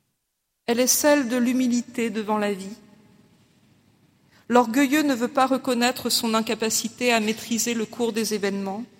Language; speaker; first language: French; native; French